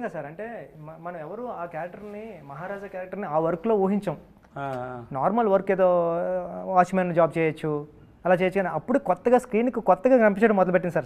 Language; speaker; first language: Telugu; native; Telugu